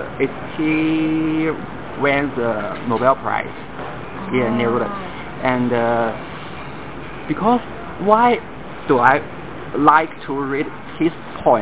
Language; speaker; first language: English; non-native, fluent; Chinese